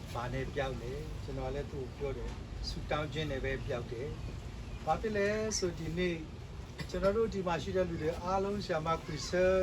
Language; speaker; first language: Burmese; non-native, local second language; S'gaw Karen